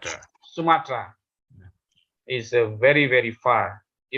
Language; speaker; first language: English; non-native, fluent; Indonesian